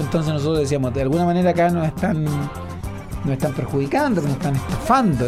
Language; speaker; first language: Spanish; native; Spanish